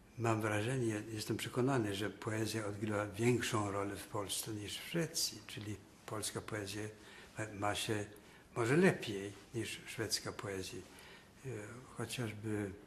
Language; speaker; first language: Polish; non-native, fluent; Swedish